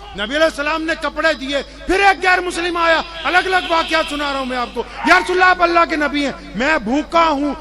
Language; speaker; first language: Urdu; non-native, local second language; Punjabi